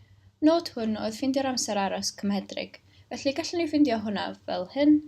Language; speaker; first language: Welsh; native; Welsh